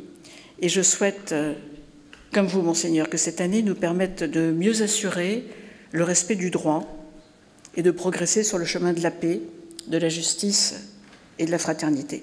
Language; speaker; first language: French; native; French